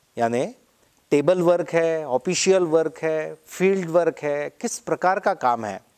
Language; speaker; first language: Hindi; non-native, local second language; Marathi